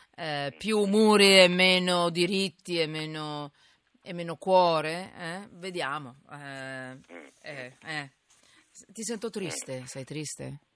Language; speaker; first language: Italian; non-native, fluent; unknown